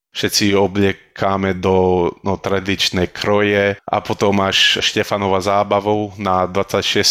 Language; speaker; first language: Slovak; early bilingual, heritage; Slovak